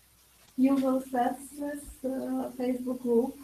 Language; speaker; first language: English; non-native, learner; Ukrainian